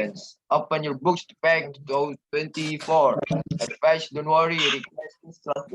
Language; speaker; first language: English; non-native, learner; Indonesian